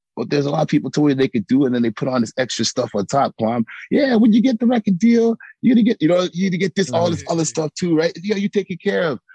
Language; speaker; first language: English; native; English